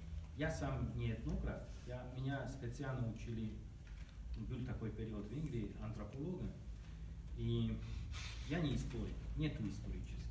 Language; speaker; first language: Russian; non-native, learner; Hungarian